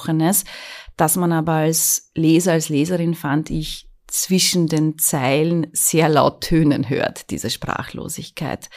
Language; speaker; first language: German; native; German